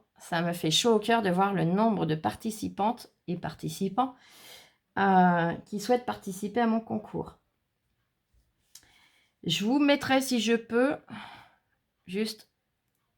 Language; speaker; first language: French; native; French